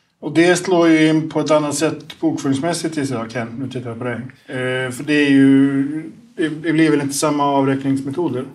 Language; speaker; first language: Swedish; native; Swedish